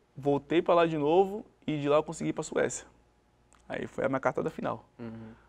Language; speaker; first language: Portuguese; native; Portuguese